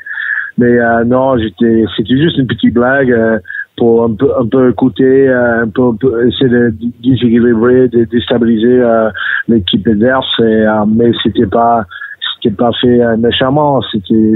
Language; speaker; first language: French; non-native, fluent; English